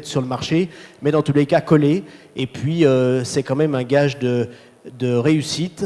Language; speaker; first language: French; native; French